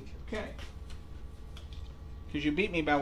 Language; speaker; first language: English; native; English